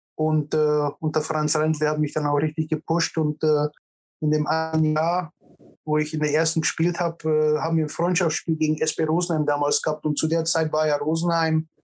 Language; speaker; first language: German; native; German